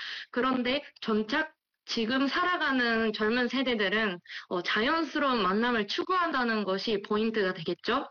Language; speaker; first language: Korean; non-native, fluent; Japanese